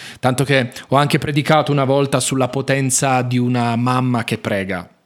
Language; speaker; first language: Italian; native; Italian